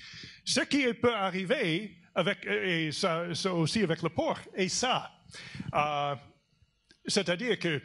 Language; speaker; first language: French; non-native, fluent; English